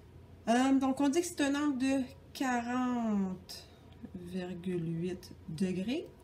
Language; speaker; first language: French; native; French